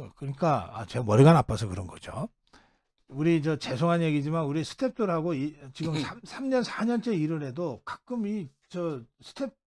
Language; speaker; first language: Korean; native; Korean